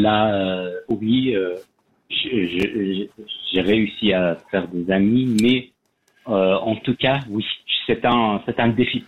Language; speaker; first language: French; non-native, learner; Persian